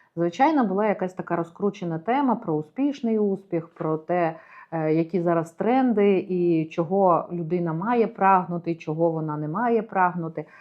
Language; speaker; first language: Ukrainian; native; Ukrainian